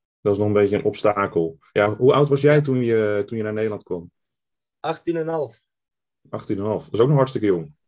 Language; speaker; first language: Dutch; native; Dutch